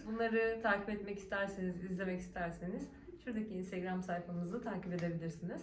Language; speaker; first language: Turkish; native; Turkish